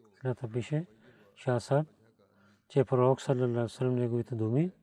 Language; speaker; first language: Bulgarian; non-native, learner; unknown